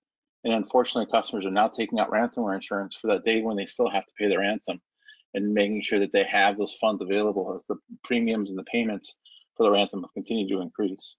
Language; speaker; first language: English; native; English